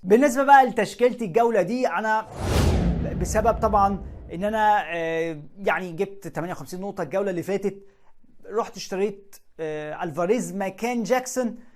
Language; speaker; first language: Arabic; native; Arabic